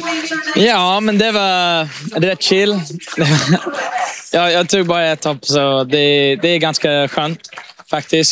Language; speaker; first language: Swedish; early bilingual, heritage; English